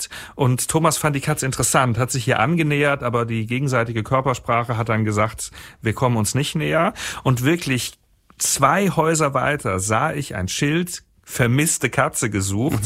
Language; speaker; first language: German; native; German